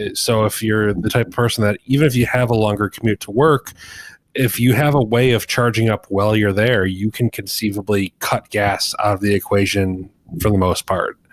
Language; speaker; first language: English; native; English